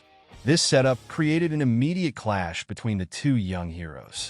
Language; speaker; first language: English; native; English